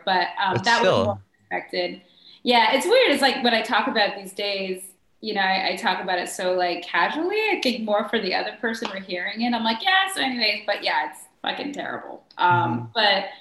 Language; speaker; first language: English; native; English